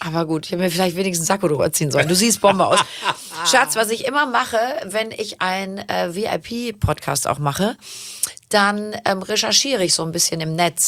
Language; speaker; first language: German; native; German